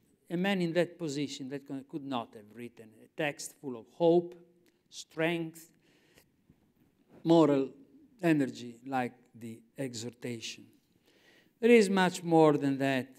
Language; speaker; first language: English; non-native, fluent; Italian